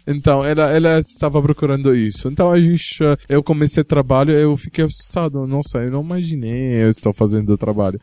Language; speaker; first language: Portuguese; non-native, learner; Arabic